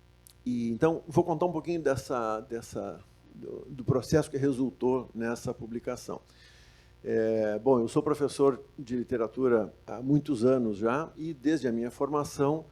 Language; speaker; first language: Portuguese; native; Portuguese